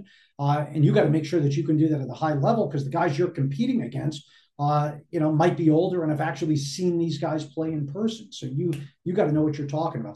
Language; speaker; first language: English; native; English